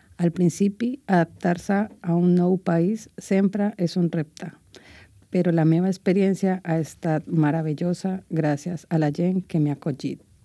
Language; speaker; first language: Catalan; non-native, learner; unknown